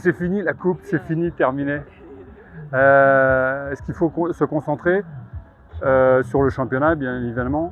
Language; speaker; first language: French; native; French